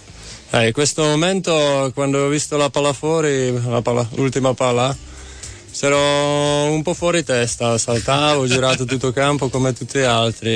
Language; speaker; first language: Italian; non-native, fluent; Czech